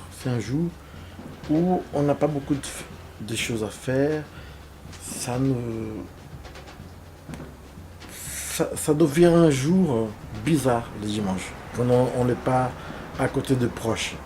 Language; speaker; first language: French; non-native, fluent; Portuguese